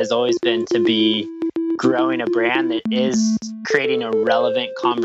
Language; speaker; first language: English; native; English